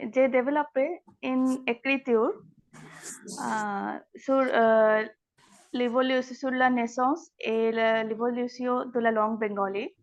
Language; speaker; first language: French; non-native, learner; Bangla